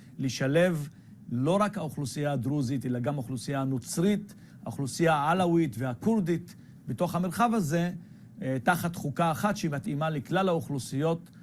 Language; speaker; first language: Hebrew; non-native, local second language; Arabic